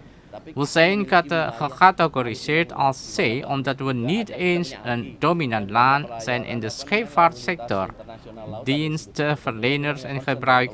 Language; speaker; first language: Dutch; non-native, fluent; Indonesian